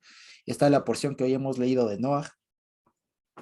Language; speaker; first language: Spanish; native; Spanish